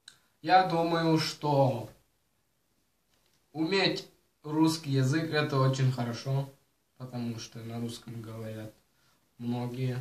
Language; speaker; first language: Russian; early bilingual, heritage; Kazakh